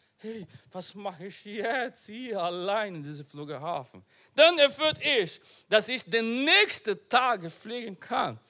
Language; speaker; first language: German; non-native, learner; Portuguese